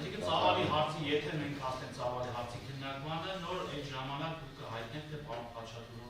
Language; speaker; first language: Armenian; native; Armenian